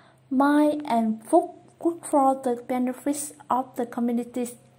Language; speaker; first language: English; non-native, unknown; Vietnamese